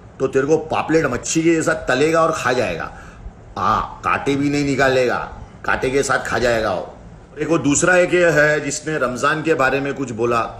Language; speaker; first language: Hindi; non-native, local second language; Urdu